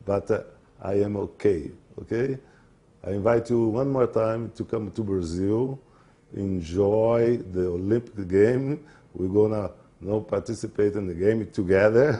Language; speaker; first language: English; non-native, learner; Portuguese